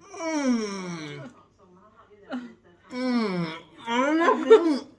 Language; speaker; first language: Swedish; non-native, learner; Thai